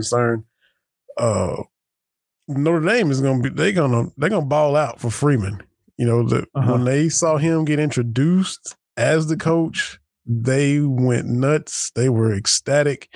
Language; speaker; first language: English; native; English